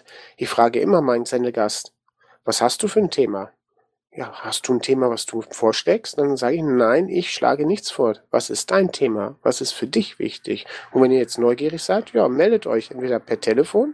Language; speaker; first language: German; native; German